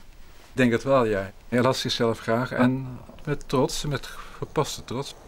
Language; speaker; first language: Dutch; native; Dutch